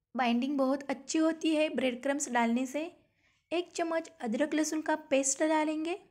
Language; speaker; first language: Hindi; non-native, local second language; Marathi